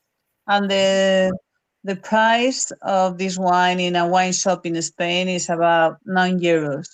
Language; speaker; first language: English; non-native, fluent; Spanish